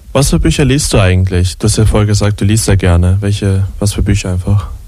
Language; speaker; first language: German; native; German